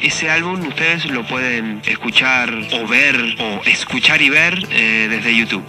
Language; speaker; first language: Spanish; native; Spanish